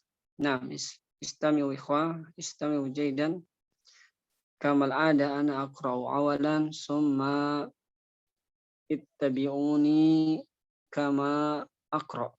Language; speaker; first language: Arabic; non-native, fluent; Indonesian